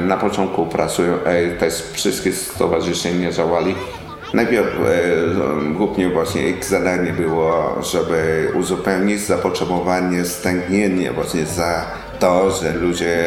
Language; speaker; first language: Polish; non-native, learner; Vietnamese